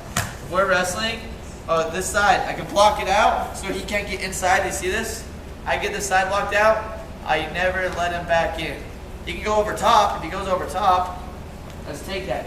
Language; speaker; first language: English; native; English